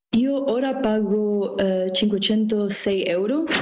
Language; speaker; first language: Italian; non-native, learner; Spanish